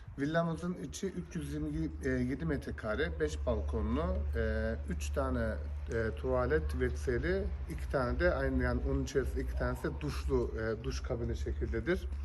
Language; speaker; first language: Turkish; native; Turkish